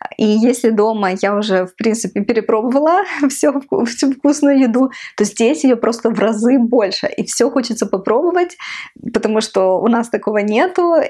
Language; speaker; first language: Russian; non-native, local second language; Ukrainian